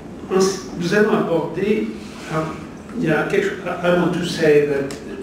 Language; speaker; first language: French; native; French